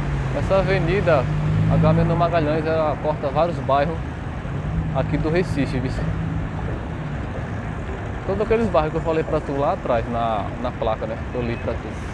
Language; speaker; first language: Portuguese; native; Portuguese